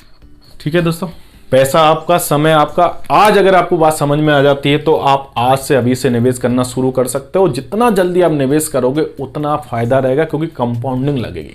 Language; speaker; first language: Hindi; native; Hindi